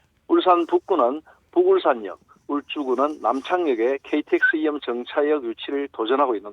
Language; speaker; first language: Korean; native; Korean